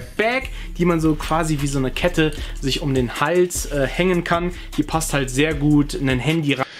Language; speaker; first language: German; early bilingual, other home language; Portuguese